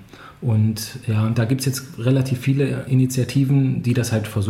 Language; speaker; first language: German; native; German